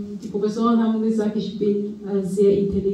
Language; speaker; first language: German; non-native, fluent; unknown